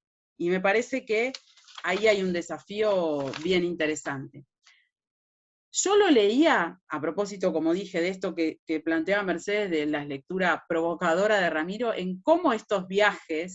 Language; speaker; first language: Spanish; native; Spanish